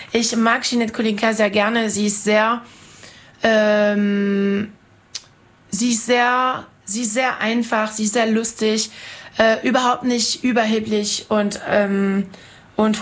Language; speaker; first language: German; non-native, fluent; French